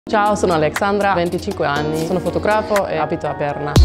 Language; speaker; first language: Italian; non-native, local second language; Swiss German